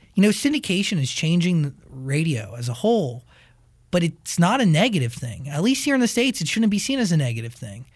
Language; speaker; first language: English; native; English